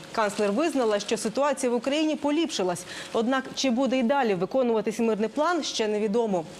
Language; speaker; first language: Ukrainian; native; Ukrainian